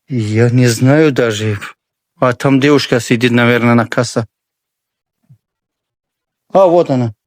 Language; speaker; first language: Russian; non-native, learner; Tajik